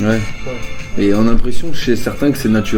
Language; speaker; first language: French; native; French